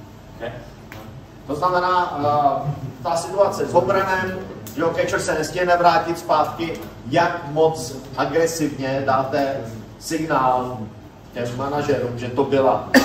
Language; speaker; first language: Czech; native; Czech